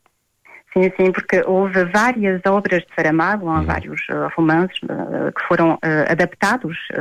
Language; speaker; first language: Portuguese; native; Portuguese